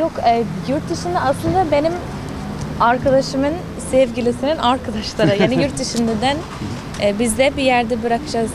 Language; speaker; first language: Turkish; non-native, fluent; English